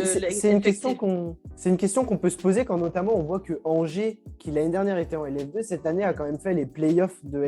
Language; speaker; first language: French; native; French